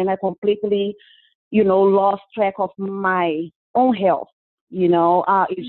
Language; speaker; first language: English; non-native, fluent; Portuguese